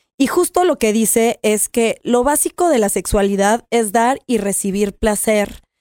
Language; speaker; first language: Spanish; native; Spanish